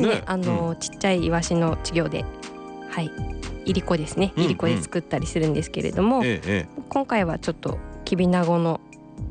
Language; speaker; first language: Japanese; native; Japanese